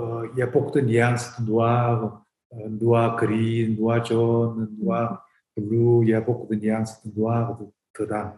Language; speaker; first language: French; non-native, fluent; Korean